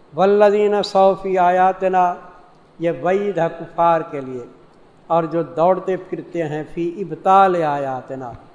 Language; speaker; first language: Urdu; non-native, local second language; Saraiki